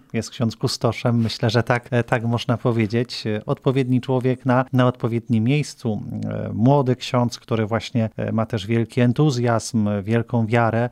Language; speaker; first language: Polish; native; Polish